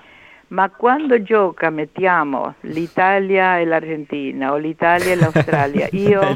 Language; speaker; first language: Italian; early bilingual, heritage; Spanish